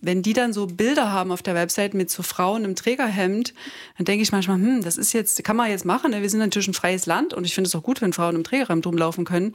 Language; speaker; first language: German; native; German